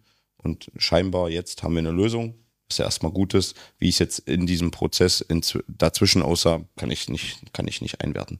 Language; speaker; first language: German; native; German